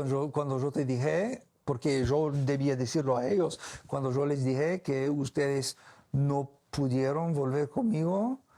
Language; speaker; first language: Spanish; non-native, learner; English